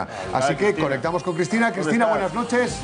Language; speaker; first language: Spanish; native; Spanish